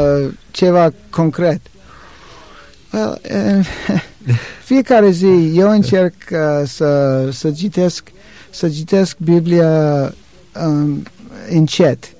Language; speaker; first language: Romanian; non-native, learner; English